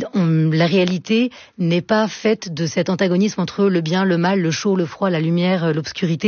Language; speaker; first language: French; native; French